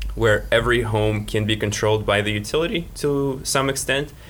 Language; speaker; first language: English; early bilingual, other home language; Russian